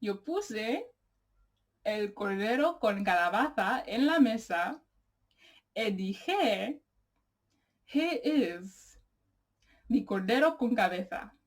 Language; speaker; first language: Spanish; non-native, learner; English